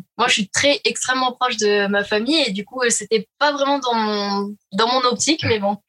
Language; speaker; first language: French; native; French